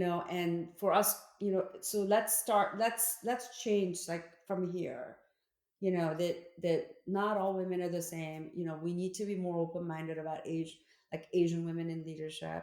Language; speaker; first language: English; early bilingual, other home language; Korean